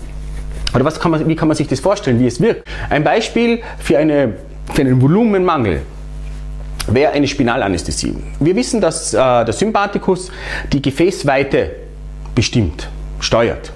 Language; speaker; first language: German; native; German